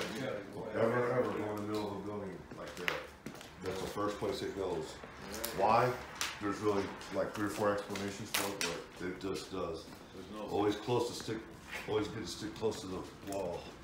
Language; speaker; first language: English; native; English